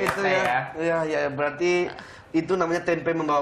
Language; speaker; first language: Indonesian; native; Indonesian